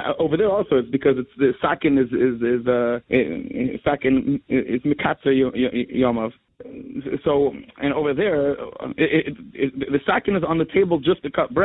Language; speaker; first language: English; native; English